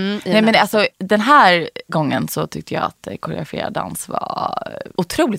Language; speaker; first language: Swedish; native; Swedish